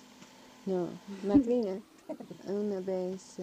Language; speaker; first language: Spanish; non-native, learner; English